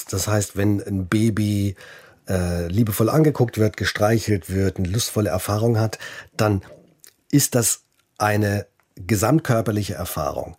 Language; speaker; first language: German; native; German